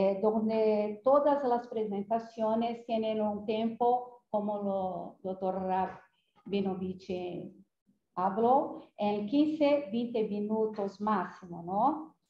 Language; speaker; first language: Spanish; non-native, fluent; Portuguese